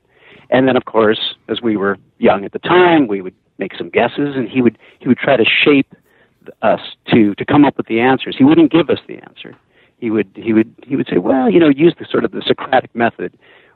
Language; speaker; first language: English; native; English